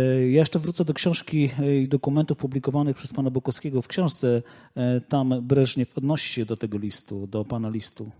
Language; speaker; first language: Polish; native; Polish